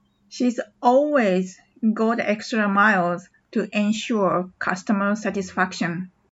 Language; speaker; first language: English; non-native, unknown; Japanese